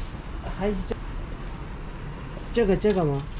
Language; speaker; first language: Chinese; non-native, learner; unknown